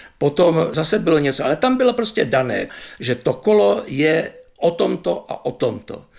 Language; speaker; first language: Czech; native; Czech